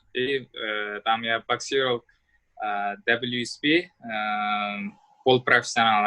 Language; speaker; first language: Russian; non-native, learner; Uzbek